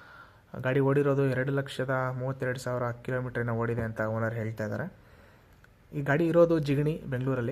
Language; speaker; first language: Kannada; native; Kannada